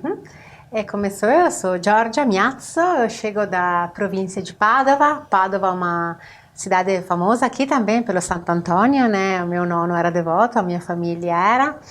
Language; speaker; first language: Portuguese; non-native, fluent; Italian